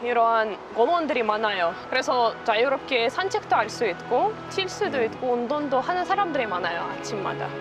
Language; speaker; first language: Korean; non-native, fluent; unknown